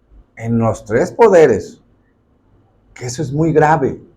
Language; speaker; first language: Spanish; native; Spanish